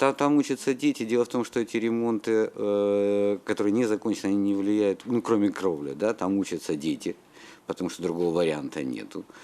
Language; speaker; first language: Russian; native; Russian